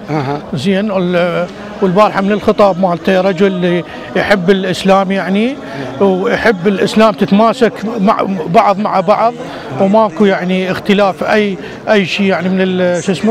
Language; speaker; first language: Arabic; native; Arabic